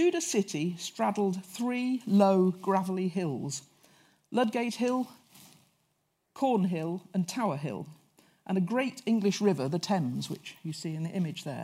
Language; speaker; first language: English; native; English